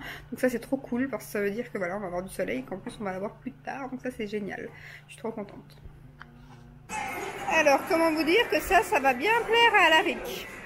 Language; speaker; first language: French; native; French